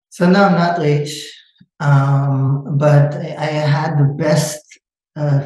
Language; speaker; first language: English; non-native, fluent; Hebrew